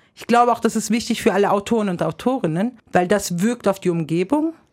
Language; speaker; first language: German; native; German